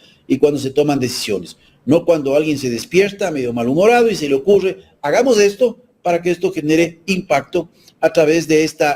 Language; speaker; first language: Spanish; native; Spanish